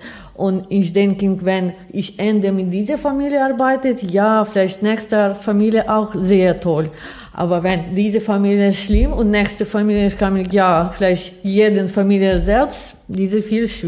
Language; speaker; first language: German; non-native, learner; Ukrainian